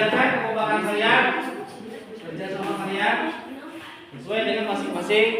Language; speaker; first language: Indonesian; native; Indonesian